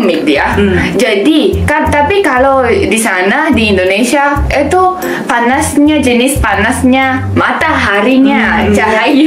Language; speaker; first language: Indonesian; non-native, learner; Japanese